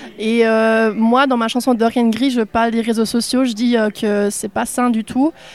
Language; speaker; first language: French; non-native, local second language; Swiss German